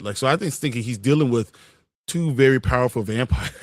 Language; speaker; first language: English; native; English